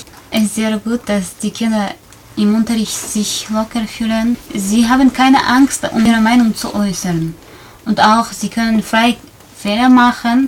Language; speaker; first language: German; non-native, fluent; Tajik